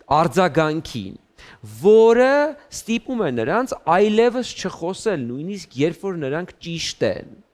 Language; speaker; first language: Armenian; native; Armenian